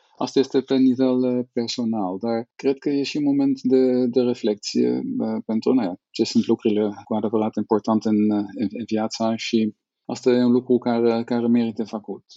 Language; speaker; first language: Romanian; non-native, fluent; Dutch